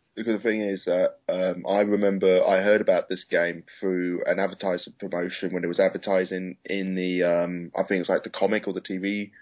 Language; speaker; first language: English; native; English